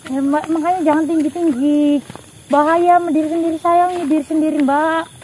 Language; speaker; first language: Indonesian; native; Indonesian